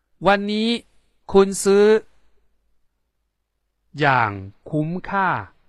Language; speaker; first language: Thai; non-native, fluent; Chinese